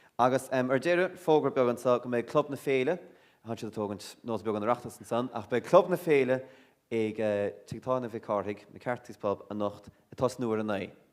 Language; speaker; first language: Irish; native; Irish